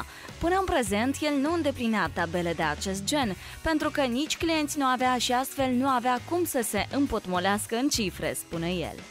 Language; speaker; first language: Romanian; native; Romanian